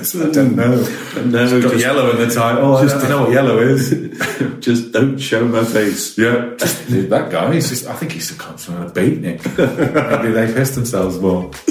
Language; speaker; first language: English; native; English